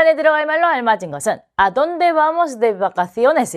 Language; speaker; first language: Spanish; non-native, fluent; Korean